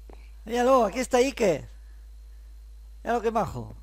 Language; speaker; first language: Spanish; native; Spanish